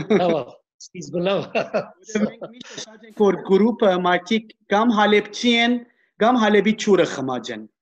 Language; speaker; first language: Armenian; early bilingual, heritage; Armenian